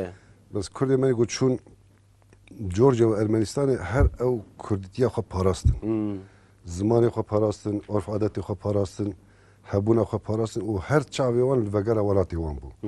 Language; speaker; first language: Kurdish; native; Kurdish